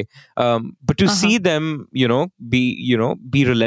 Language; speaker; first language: English; non-native, local second language; Hindi